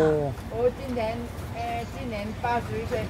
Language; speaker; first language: Chinese; non-native, local second language; Min Nan Chinese